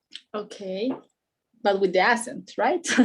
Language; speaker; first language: English; non-native, learner; Spanish